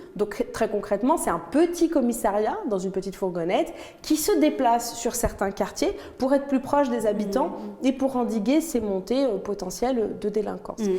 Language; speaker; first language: French; non-native, local second language; Arabic